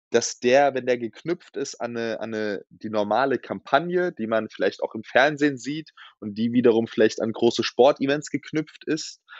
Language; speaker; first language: German; native; German